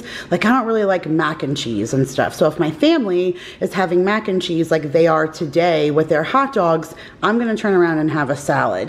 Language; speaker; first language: English; native; English